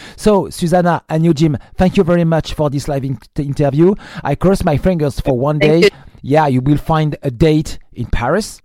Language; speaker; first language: English; non-native, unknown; French